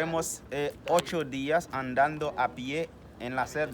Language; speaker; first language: Spanish; non-native, learner; Haitian Creole